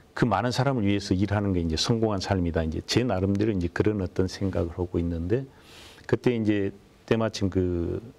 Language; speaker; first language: Korean; native; Korean